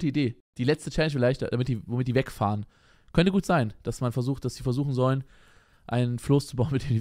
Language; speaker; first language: German; native; German